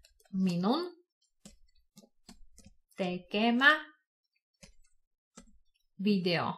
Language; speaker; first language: Finnish; non-native, fluent; Russian